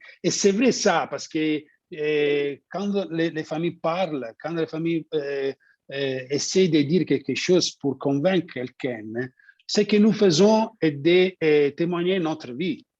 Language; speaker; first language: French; non-native, fluent; Italian